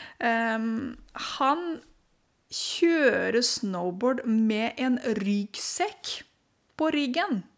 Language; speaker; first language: Norwegian; non-native, fluent; Romanian